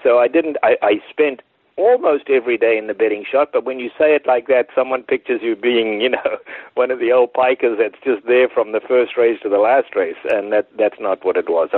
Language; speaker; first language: English; native; English